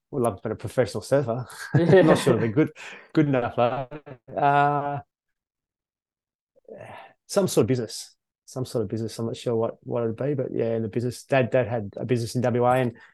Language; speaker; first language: English; native; English